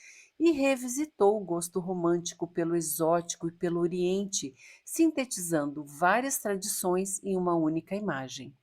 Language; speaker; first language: Portuguese; native; Portuguese